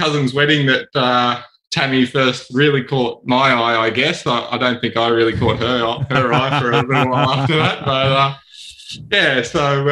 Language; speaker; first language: English; native; English